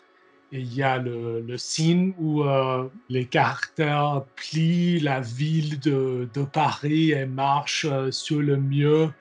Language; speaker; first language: French; non-native, learner; English